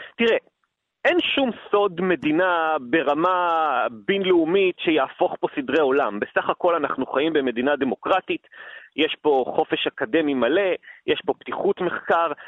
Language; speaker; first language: Hebrew; native; Hebrew